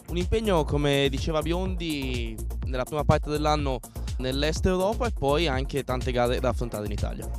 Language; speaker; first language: Italian; native; Italian